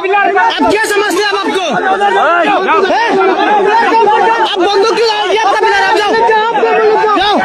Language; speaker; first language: Hindi; non-native, learner; Bangla